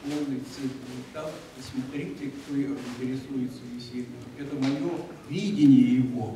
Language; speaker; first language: Russian; native; Russian